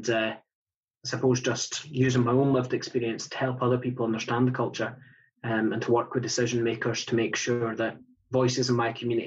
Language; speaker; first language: English; native; English